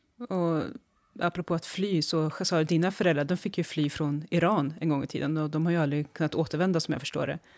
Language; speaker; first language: Swedish; native; Swedish